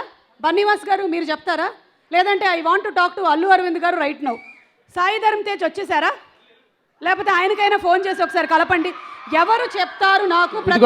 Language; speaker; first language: Telugu; native; Telugu